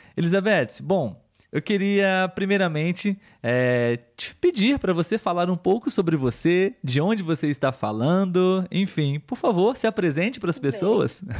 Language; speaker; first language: Portuguese; native; Portuguese